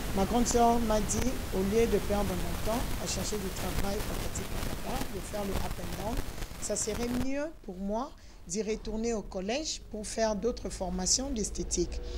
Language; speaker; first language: French; non-native, local second language; Lingala